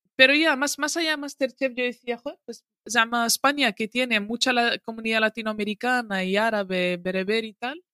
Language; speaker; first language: Spanish; early bilingual, other home language; Arabic